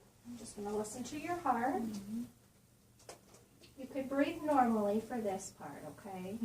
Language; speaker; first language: English; native; English